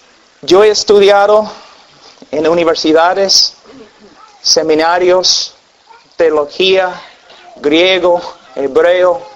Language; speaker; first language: Spanish; non-native, fluent; English